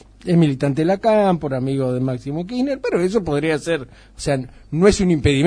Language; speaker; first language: Spanish; native; Spanish